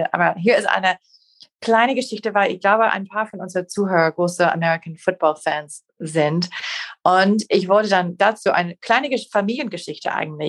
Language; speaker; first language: German; non-native, fluent; English